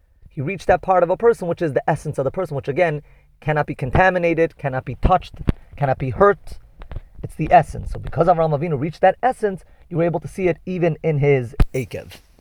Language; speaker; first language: English; native; English